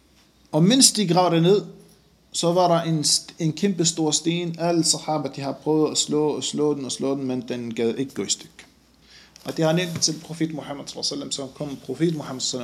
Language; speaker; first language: Danish; non-native, fluent; Arabic